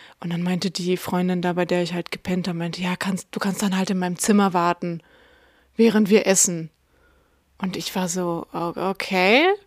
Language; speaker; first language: German; early bilingual, other home language; Russian